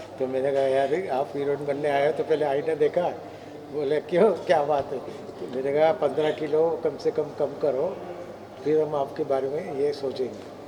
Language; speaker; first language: Hindi; non-native, local second language; Sindhi